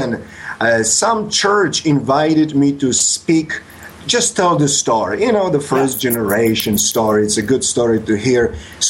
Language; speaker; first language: English; non-native, fluent; Polish